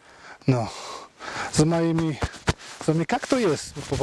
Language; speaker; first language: Russian; non-native, learner; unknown